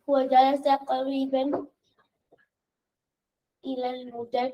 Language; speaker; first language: Arabic; non-native, learner; English